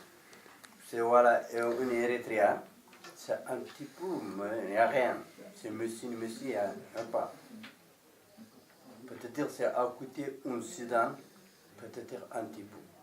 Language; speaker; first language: French; non-native, learner; Arabic